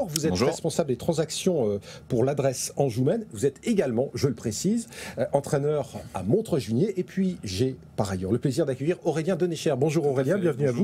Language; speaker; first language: French; native; French